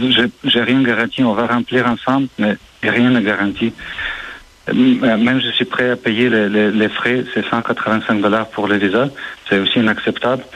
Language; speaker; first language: French; non-native, fluent; Ukrainian